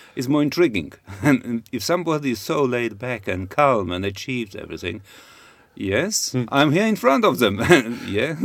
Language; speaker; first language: English; non-native, fluent; Polish